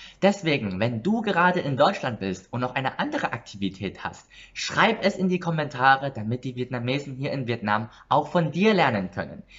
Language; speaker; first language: German; early bilingual, other home language; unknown